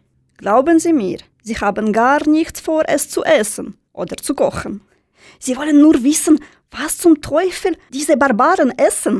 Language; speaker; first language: German; non-native, fluent; Russian